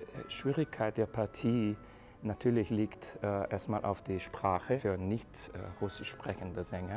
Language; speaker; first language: German; non-native, fluent; Portuguese